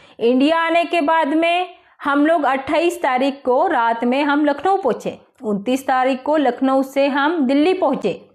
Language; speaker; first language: Hindi; non-native, local second language; Marathi